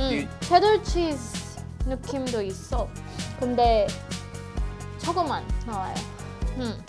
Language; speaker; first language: Korean; non-native, learner; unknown